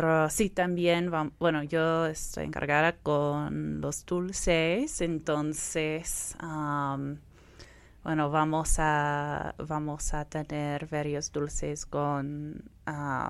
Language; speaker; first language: Spanish; non-native, fluent; English